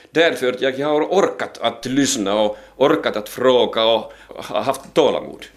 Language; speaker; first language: Swedish; non-native, local second language; Finnish